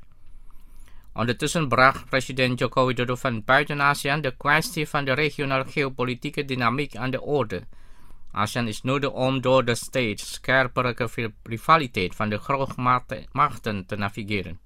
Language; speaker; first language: Dutch; non-native, fluent; Indonesian